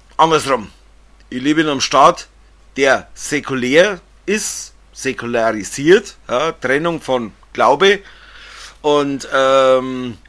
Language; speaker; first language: German; native; German